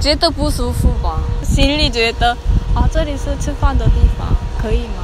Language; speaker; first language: Chinese; non-native, learner; Korean